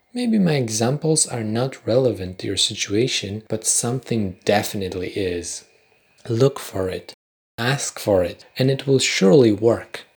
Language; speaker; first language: English; non-native, fluent; Polish